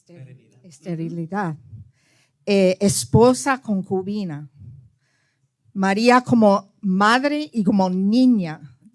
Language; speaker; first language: Spanish; early bilingual, heritage; Spanish